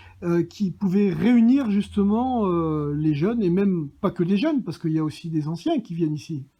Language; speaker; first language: French; native; French